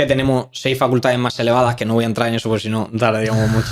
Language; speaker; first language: Spanish; native; Spanish